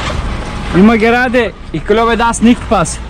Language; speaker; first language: German; non-native, learner; Turkish